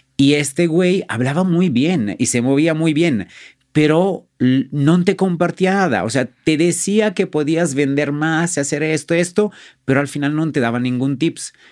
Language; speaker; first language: Spanish; non-native, fluent; Italian